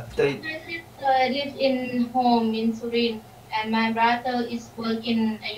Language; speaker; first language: English; non-native, learner; Thai